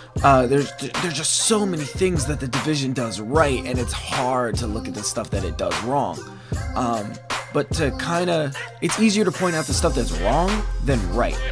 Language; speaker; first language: English; native; English